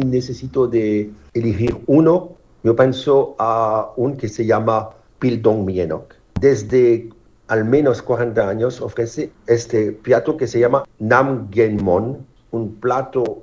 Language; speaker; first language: Spanish; non-native, fluent; French